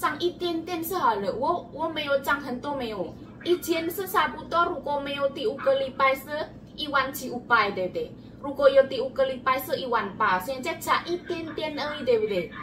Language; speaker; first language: Chinese; non-native, learner; Javanese